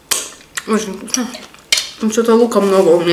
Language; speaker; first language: Russian; native; Russian